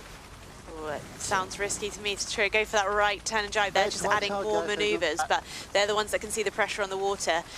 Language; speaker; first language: English; native; English